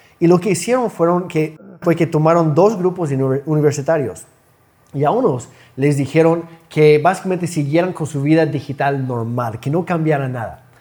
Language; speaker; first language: Spanish; non-native, fluent; English